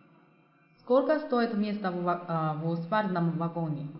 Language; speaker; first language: Russian; non-native, fluent; Chinese